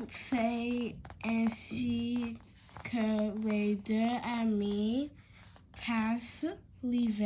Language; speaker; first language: French; non-native, learner; English